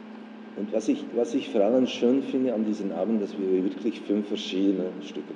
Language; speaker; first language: German; non-native, fluent; Dutch